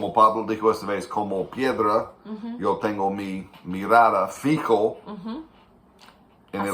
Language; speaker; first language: Spanish; non-native, fluent; English